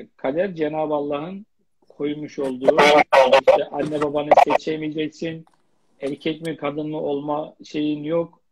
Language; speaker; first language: Turkish; native; Turkish